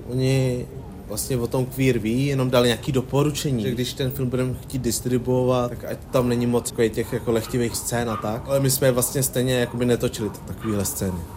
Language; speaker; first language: Czech; early bilingual, other home language; Vietnamese